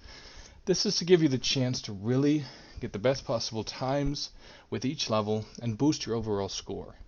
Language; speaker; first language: English; native; English